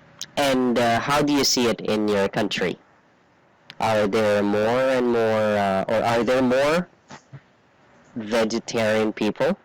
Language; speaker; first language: English; non-native, fluent; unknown